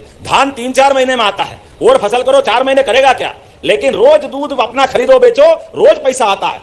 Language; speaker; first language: Hindi; native; Hindi